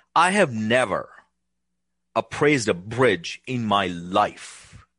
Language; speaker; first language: English; non-native, local second language; Hindi